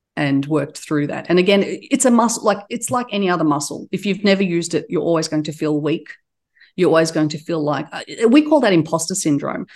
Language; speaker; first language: English; native; English